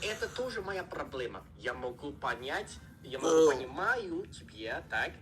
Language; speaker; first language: Russian; non-native, learner; English